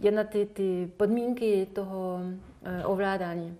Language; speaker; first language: Czech; non-native, fluent; French